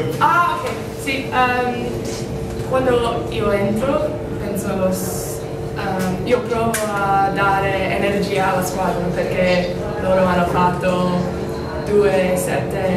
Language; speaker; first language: Italian; non-native, learner; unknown